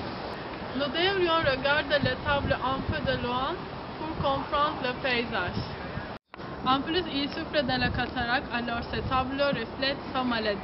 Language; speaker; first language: French; non-native, learner; Turkish